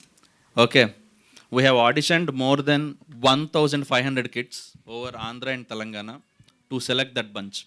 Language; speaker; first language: Telugu; native; Telugu